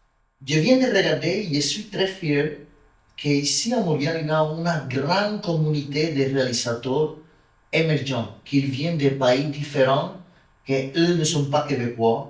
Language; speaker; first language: French; non-native, learner; Spanish